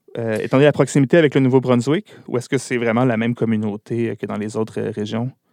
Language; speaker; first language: French; native; French